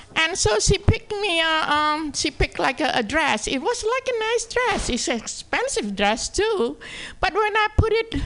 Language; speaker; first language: English; non-native, fluent; Indonesian